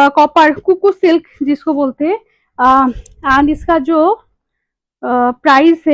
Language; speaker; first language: Hindi; non-native, local second language; Bangla